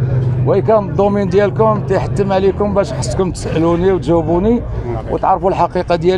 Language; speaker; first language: Arabic; native; Arabic